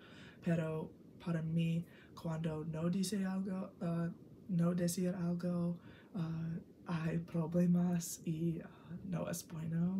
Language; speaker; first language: Spanish; non-native, learner; English